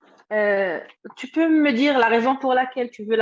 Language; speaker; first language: French; non-native, fluent; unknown